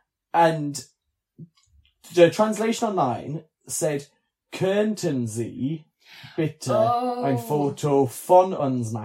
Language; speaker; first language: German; non-native, learner; English